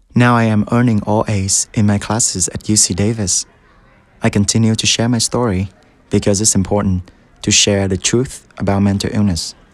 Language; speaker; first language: English; early bilingual, other home language; Vietnamese